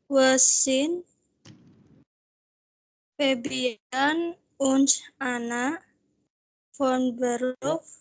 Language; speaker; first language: German; non-native, learner; Indonesian